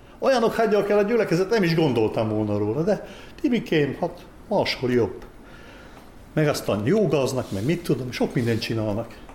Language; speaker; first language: Hungarian; native; Hungarian